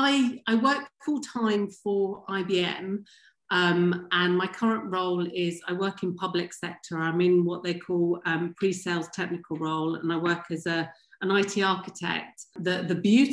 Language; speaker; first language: English; native; English